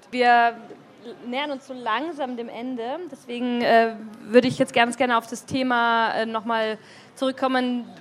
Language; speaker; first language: German; native; German